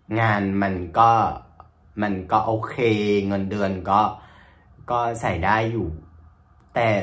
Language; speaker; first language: Thai; non-native, fluent; Vietnamese